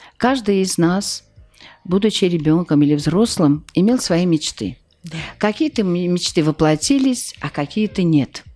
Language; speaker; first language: Russian; non-native, local second language; Armenian